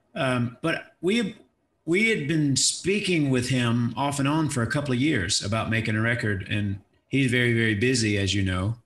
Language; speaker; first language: English; native; English